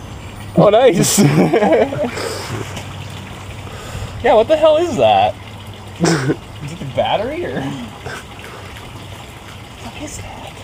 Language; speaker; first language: English; native; English